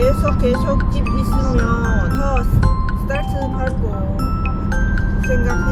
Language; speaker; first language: Korean; non-native, learner; Lao